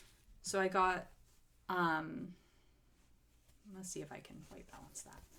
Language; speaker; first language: English; native; English